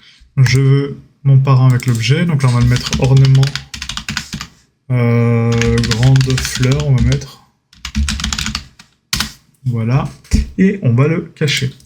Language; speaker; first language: French; native; French